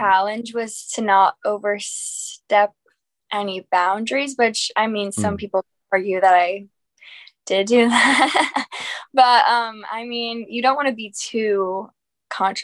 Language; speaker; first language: English; native; English